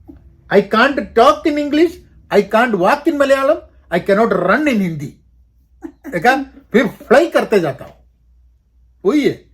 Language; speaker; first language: Hindi; non-native, local second language; Malayalam